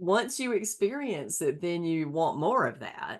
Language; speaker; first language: English; native; English